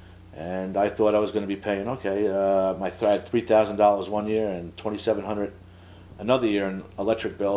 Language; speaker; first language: English; native; English